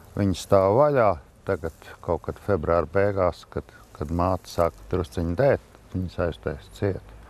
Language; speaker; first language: Latvian; native; Latvian